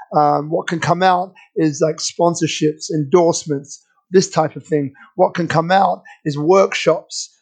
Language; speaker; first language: English; native; English